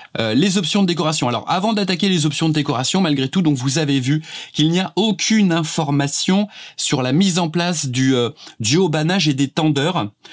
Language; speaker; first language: French; native; French